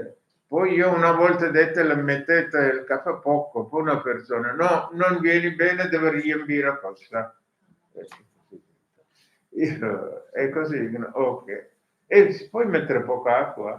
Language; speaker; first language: Italian; non-native, learner; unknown